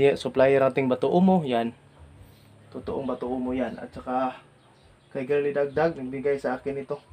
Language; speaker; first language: Filipino; non-native, local second language; Cebuano